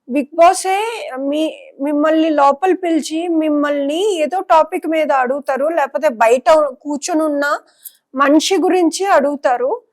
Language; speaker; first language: Telugu; non-native, local second language; Punjabi